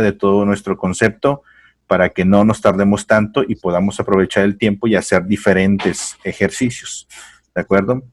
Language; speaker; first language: Spanish; native; Spanish